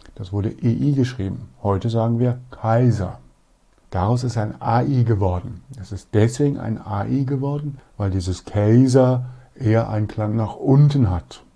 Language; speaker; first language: German; native; German